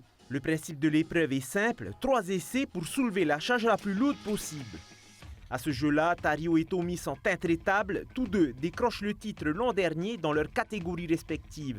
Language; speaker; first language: French; native; French